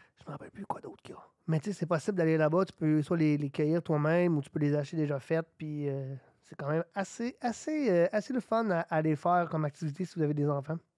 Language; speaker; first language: French; native; French